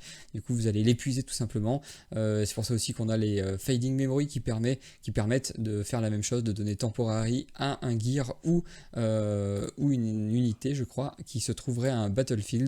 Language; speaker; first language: French; native; French